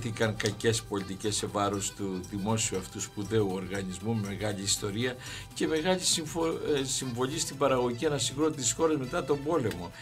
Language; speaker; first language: Greek; native; Greek